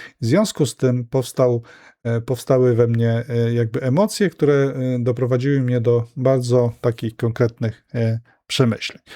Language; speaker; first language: Polish; native; Polish